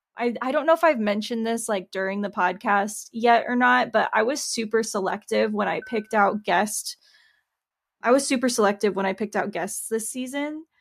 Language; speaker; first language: English; native; English